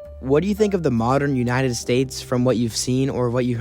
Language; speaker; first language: English; native; English